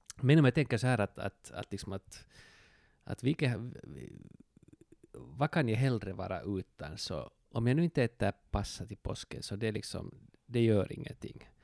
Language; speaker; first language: Swedish; native; Swedish